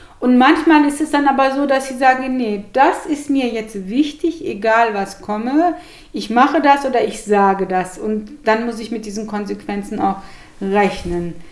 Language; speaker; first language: German; early bilingual, other home language; Turkish